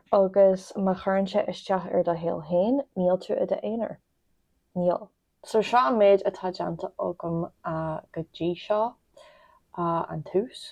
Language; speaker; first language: Irish; non-native, local second language; English